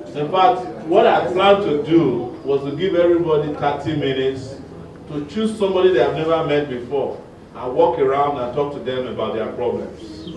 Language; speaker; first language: English; non-native, local second language; Yoruba